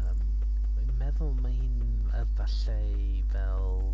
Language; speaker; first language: Welsh; non-native, learner; English